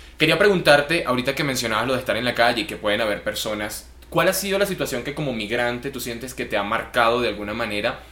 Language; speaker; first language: Spanish; native; Spanish